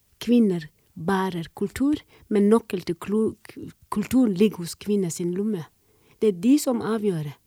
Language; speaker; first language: Norwegian; non-native, fluent; Somali